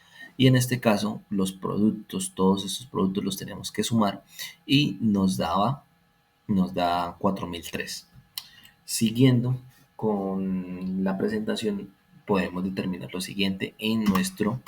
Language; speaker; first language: Spanish; native; Spanish